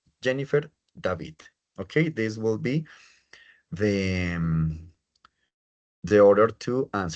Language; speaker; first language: English; non-native, fluent; Spanish